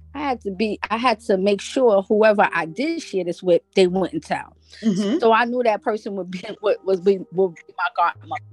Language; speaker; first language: English; native; English